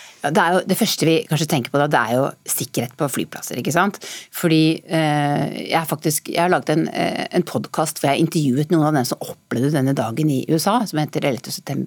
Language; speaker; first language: Norwegian; native; Norwegian